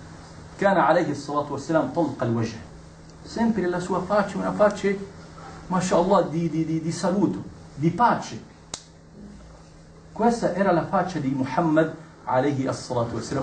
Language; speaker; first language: Italian; non-native, fluent; Arabic